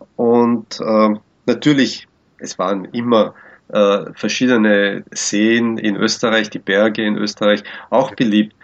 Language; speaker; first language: German; native; German